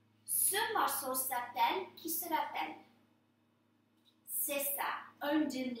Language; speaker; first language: French; non-native, fluent; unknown